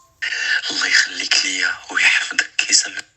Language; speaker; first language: Arabic; native; Arabic